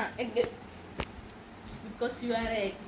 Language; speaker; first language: English; non-native, learner; Malayalam